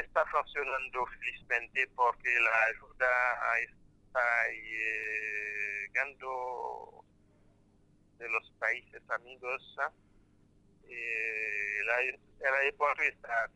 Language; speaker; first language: Spanish; non-native, fluent; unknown